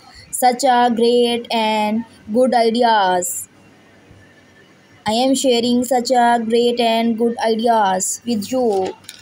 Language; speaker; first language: English; non-native, local second language; Urdu